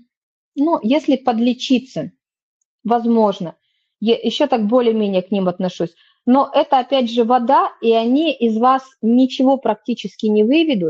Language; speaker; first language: Russian; native; Russian